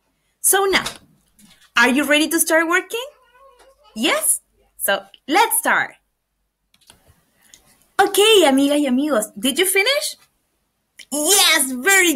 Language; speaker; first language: English; non-native, fluent; Spanish